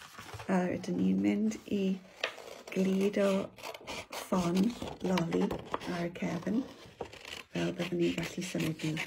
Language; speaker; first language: Welsh; non-native, local second language; English